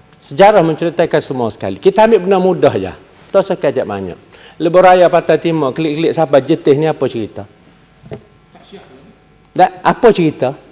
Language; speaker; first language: Malay; native; Malay